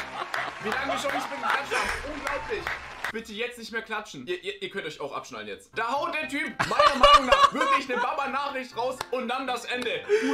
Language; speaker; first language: German; native; German